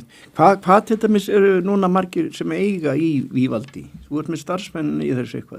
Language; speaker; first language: Icelandic; native; Icelandic